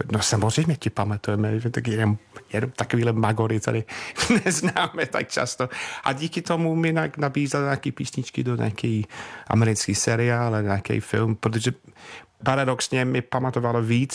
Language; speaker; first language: Czech; non-native, fluent; English